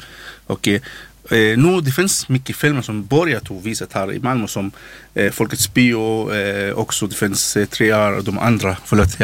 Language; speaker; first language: Swedish; non-native, learner; Arabic